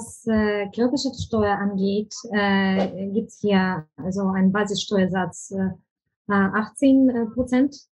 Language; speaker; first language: German; non-native, fluent; Ukrainian